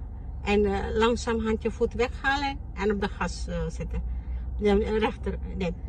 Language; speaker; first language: Dutch; non-native, fluent; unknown